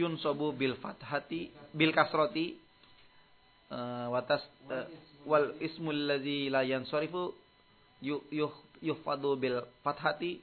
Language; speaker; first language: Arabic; non-native, learner; Indonesian